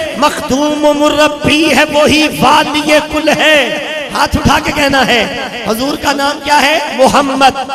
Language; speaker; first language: Urdu; non-native, local second language; Punjabi